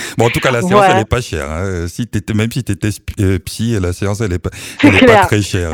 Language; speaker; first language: French; native; French